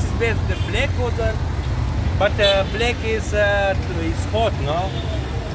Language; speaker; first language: English; non-native, learner; Slovenian